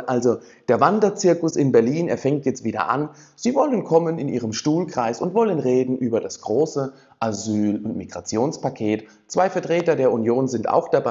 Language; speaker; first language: German; native; German